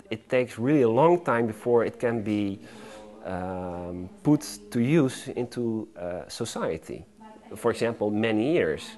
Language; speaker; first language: English; non-native, fluent; Dutch